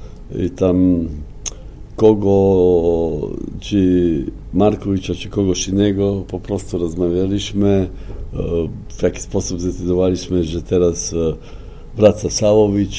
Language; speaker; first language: Polish; non-native, fluent; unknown